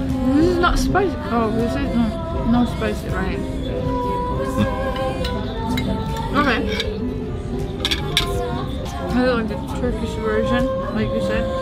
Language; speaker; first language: English; non-native, learner; Turkish